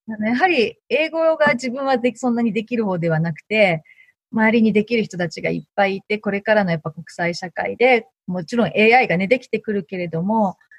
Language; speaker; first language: Japanese; native; Japanese